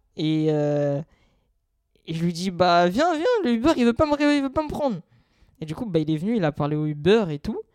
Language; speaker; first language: French; native; French